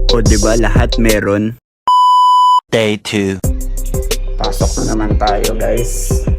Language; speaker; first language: Filipino; native; Filipino